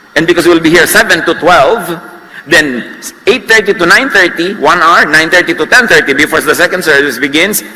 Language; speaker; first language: English; non-native, local second language; Filipino